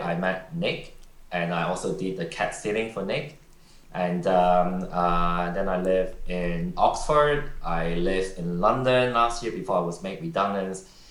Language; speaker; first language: English; non-native, local second language; Cantonese